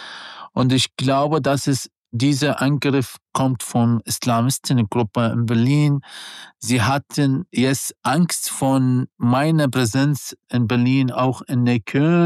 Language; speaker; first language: German; non-native, learner; Arabic